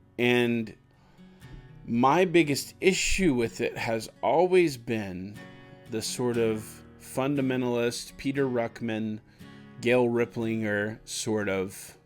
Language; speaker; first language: English; native; English